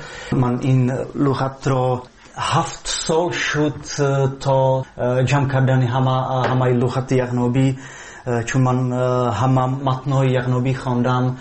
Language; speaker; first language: Persian; non-native, fluent; Czech